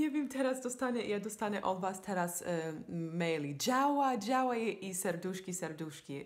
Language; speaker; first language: Polish; non-native, fluent; English